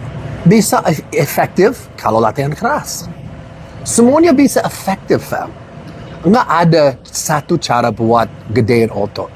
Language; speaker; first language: Indonesian; non-native, learner; English